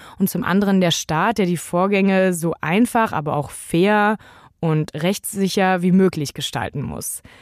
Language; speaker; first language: German; native; German